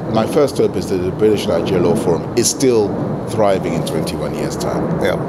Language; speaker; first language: English; non-native, local second language; Igbo